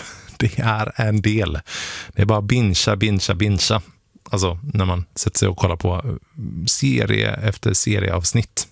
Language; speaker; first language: Swedish; native; Swedish